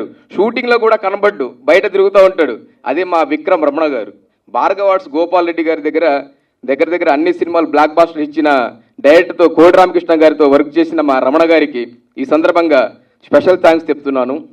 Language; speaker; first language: Telugu; native; Telugu